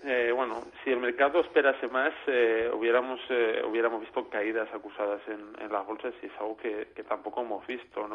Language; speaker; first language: Spanish; native; Spanish